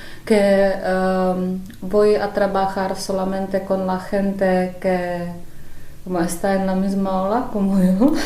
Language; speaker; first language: Spanish; non-native, fluent; Czech